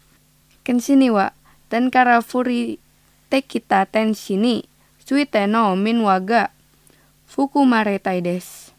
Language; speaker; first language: Japanese; non-native, fluent; Indonesian